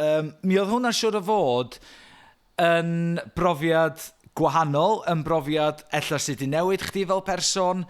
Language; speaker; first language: Welsh; native; Welsh